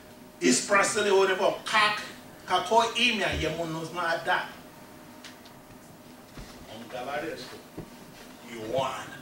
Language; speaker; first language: Russian; non-native, fluent; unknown